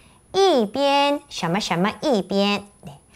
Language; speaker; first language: Chinese; non-native, fluent; Korean